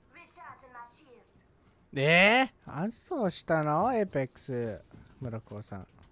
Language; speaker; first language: Japanese; non-native, learner; English